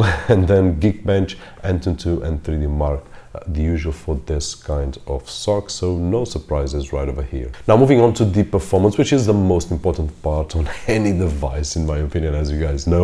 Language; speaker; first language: English; non-native, fluent; Portuguese